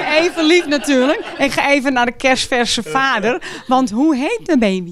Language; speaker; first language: Dutch; native; Dutch